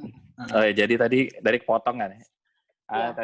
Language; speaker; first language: Indonesian; native; Indonesian